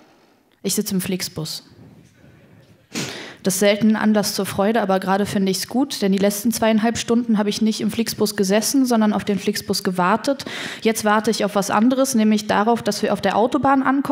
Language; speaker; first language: German; native; German